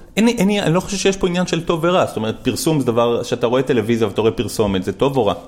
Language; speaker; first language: Hebrew; native; Hebrew